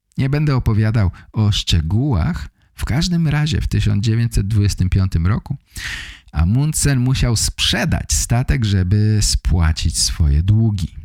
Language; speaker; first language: Polish; native; Polish